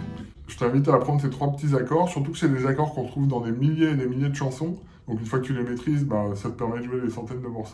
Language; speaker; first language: French; native; French